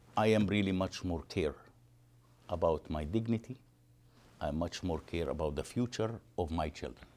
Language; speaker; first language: English; non-native, fluent; Arabic